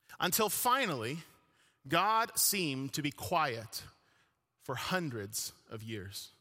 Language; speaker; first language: English; early bilingual, other home language; Arabic